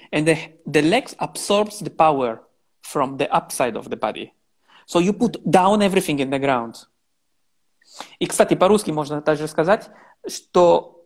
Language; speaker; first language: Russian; non-native, learner; Italian